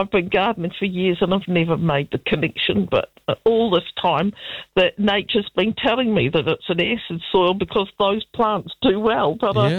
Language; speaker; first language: English; native; English